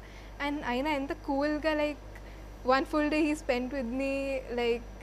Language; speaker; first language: Telugu; non-native, fluent; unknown